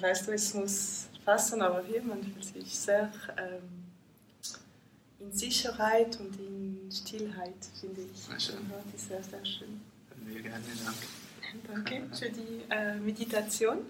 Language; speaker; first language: German; non-native, fluent; French